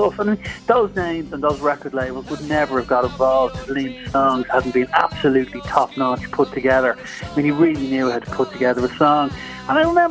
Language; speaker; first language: English; native; English